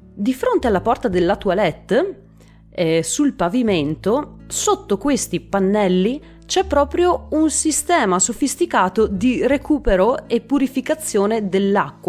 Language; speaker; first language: Italian; native; Italian